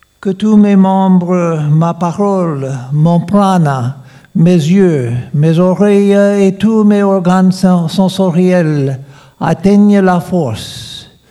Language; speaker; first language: French; non-native, fluent; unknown